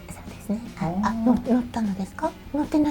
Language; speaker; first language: Japanese; native; Japanese